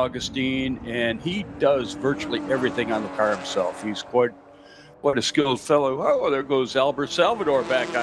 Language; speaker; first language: English; native; English